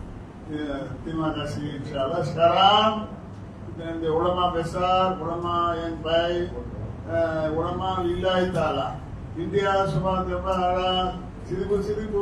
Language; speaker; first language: Indonesian; non-native, learner; Tamil